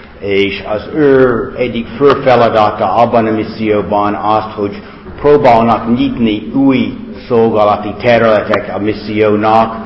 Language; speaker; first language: Hungarian; non-native, fluent; English